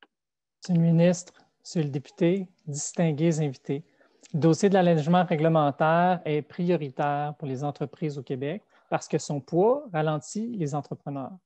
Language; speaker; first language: French; native; French